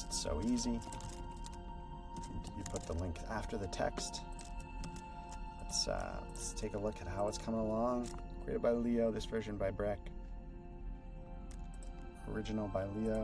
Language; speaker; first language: English; native; English